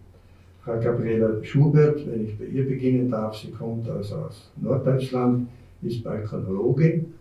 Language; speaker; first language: German; native; German